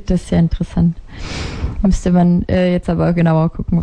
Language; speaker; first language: German; native; German